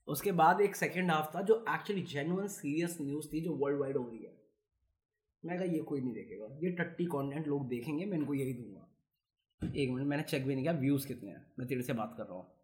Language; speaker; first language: Hindi; native; Hindi